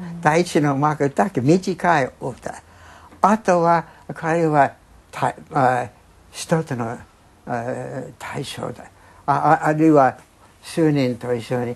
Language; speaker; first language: Japanese; non-native, fluent; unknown